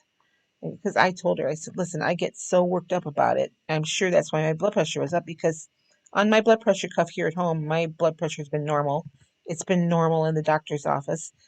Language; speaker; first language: English; native; English